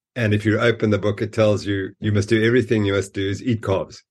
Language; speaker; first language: English; native; English